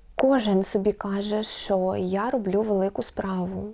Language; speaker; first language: Ukrainian; non-native, local second language; Russian